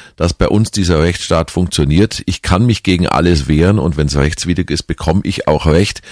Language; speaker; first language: German; native; German